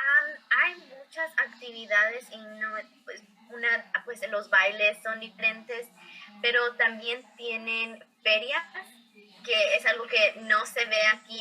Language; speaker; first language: Spanish; early bilingual, heritage; Spanish